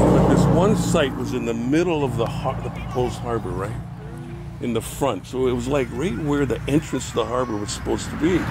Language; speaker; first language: English; native; English